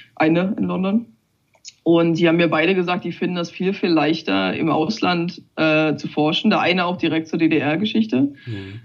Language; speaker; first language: German; native; German